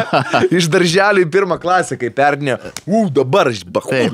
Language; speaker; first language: Lithuanian; native; Lithuanian